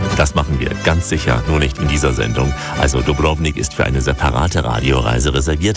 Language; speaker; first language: German; native; German